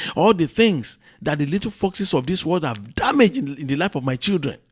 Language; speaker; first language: English; non-native, local second language; Yoruba